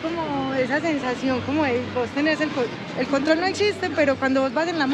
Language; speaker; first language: Spanish; native; Spanish